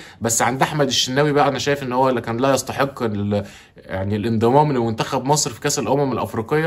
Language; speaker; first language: Arabic; native; Arabic